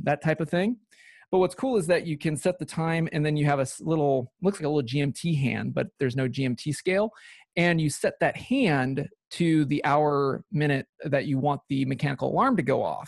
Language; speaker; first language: English; native; English